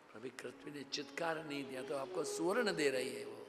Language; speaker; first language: Hindi; non-native, local second language; Gujarati